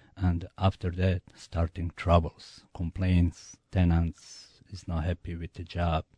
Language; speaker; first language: English; non-native, learner; Bosnian